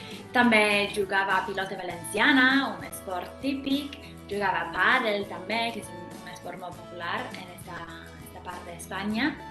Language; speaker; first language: Catalan; non-native, fluent; English